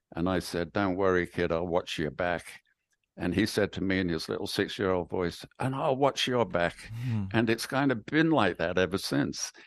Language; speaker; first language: English; native; English